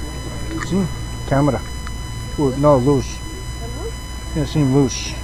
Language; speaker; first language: Portuguese; non-native, learner; English